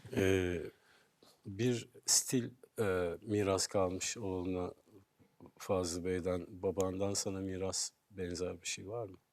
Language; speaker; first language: Turkish; native; Turkish